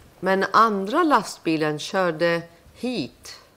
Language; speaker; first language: Swedish; non-native, fluent; Persian